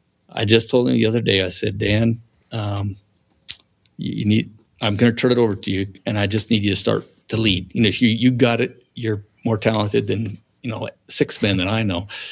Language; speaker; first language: English; native; English